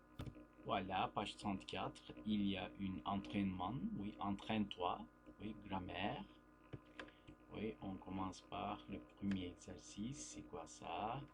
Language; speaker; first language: French; non-native, fluent; Turkish